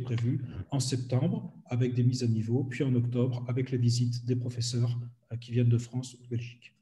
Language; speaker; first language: French; native; French